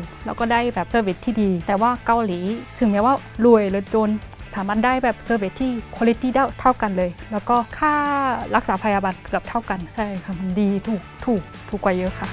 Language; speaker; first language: Thai; non-native, fluent; Korean